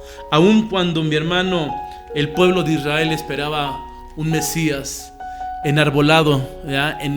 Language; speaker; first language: Spanish; native; Spanish